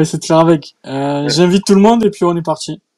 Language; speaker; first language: French; native; French